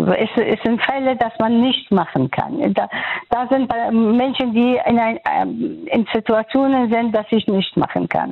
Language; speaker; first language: German; non-native, fluent; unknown